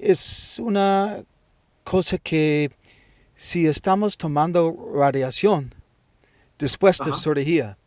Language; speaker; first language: Spanish; non-native, learner; English